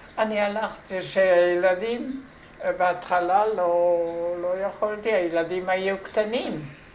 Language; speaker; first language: Hebrew; non-native, fluent; French